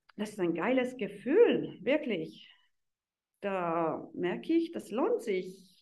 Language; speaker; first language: German; non-native, fluent; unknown